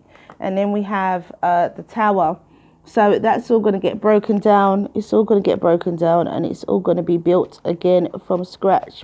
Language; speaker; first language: English; native; English